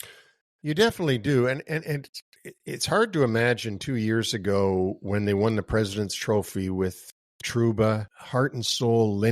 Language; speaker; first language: English; native; English